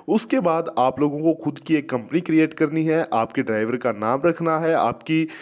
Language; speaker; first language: Hindi; native; Hindi